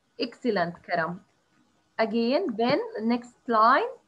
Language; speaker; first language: English; non-native, learner; Arabic